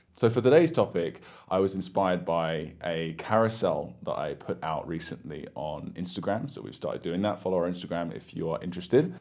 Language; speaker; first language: English; native; English